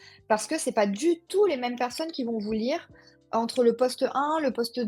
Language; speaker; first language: French; native; French